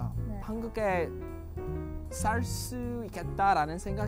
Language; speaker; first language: Korean; non-native, learner; English